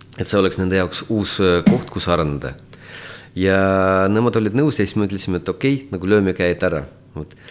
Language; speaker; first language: Estonian; non-native, local second language; Russian